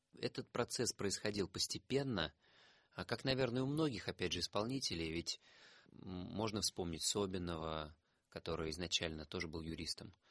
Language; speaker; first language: Russian; native; Russian